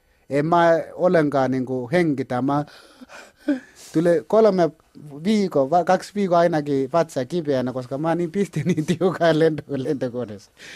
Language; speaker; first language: Finnish; non-native, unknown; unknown